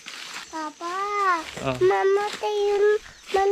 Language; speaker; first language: Filipino; non-native, local second language; Iloko